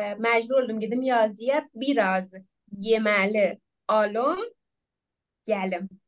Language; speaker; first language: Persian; non-native, local second language; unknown